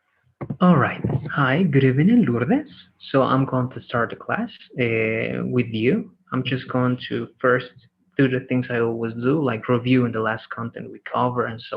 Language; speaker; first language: English; non-native, fluent; Spanish